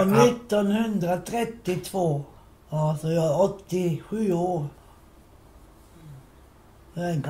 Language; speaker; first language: Swedish; non-native, local second language; Romany